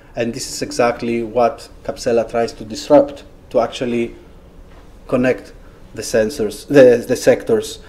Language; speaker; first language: English; non-native, fluent; Greek